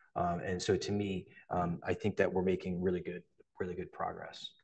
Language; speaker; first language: English; native; English